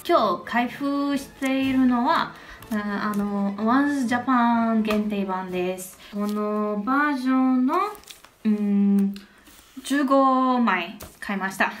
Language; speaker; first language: Japanese; non-native, learner; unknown